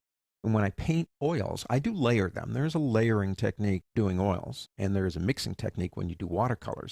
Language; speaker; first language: English; native; English